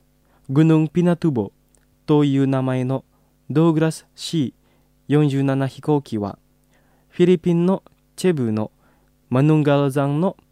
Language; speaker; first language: Japanese; non-native, fluent; Indonesian